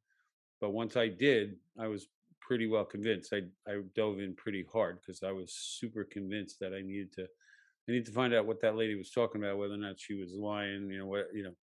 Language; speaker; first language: English; native; English